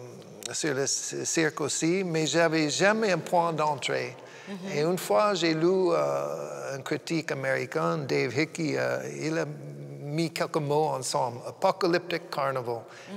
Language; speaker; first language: French; non-native, fluent; English